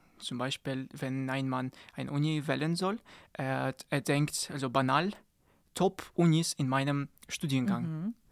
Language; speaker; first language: German; non-native, learner; Kazakh